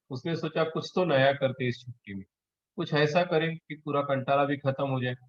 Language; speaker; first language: Hindi; non-native, local second language; Marathi